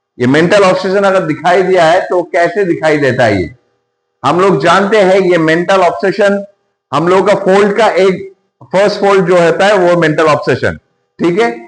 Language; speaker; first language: Hindi; non-native, local second language; Bangla